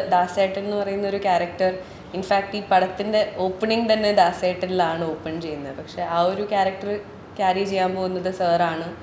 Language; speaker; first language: Malayalam; early bilingual, heritage; Malayalam